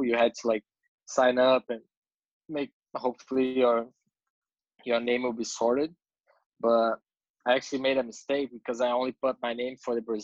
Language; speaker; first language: English; non-native, fluent; Portuguese